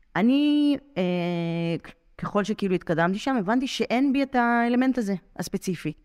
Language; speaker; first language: Hebrew; native; Hebrew